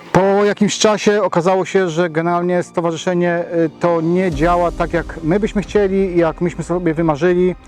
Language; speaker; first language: Polish; native; Polish